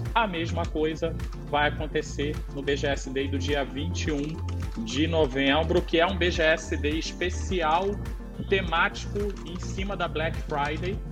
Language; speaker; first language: Portuguese; native; Portuguese